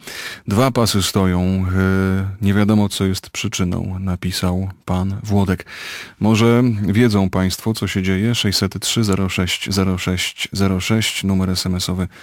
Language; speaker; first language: Polish; native; Polish